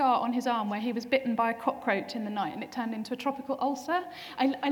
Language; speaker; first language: English; native; English